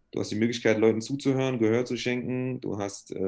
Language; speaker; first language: German; native; German